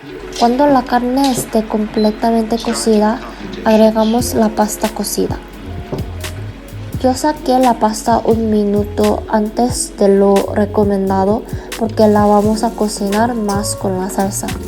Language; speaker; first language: Spanish; non-native, fluent; Korean